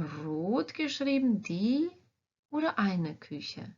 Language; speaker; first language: German; non-native, fluent; Croatian